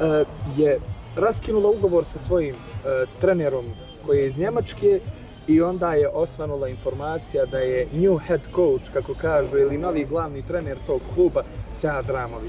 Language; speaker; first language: Serbian; native; Serbian